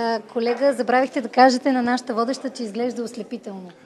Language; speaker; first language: Bulgarian; native; Bulgarian